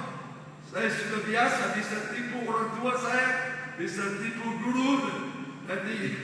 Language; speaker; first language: Indonesian; non-native, fluent; English